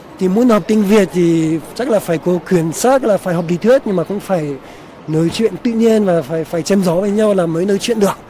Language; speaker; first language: Vietnamese; non-native, fluent; French